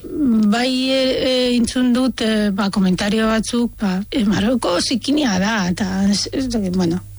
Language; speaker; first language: Basque; non-native, fluent; Arabic